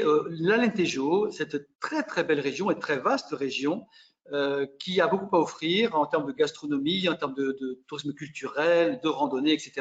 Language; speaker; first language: French; native; French